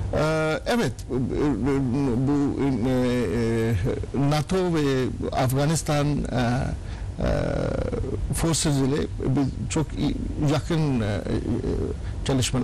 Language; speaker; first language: Turkish; non-native, learner; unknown